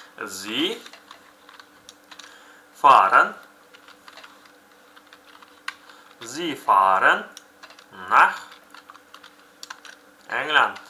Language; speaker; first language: German; non-native, fluent; Uzbek